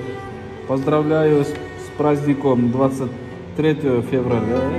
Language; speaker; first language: Russian; non-native, local second language; Kyrgyz